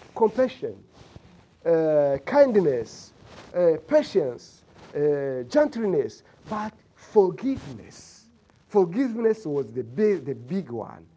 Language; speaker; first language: English; non-native, local second language; Kinyarwanda